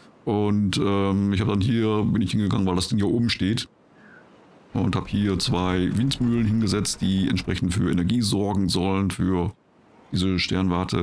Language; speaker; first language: German; native; German